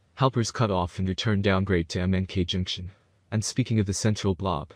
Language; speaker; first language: English; native; English